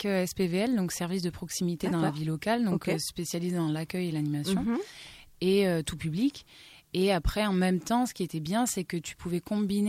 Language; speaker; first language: French; native; French